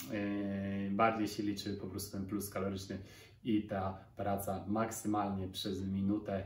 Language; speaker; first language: Polish; native; Polish